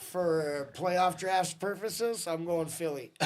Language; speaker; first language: English; native; English